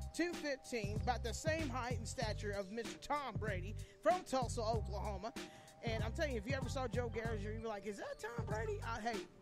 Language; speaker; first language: English; native; English